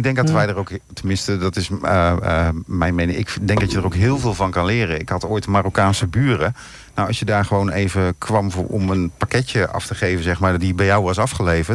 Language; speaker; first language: Dutch; native; Dutch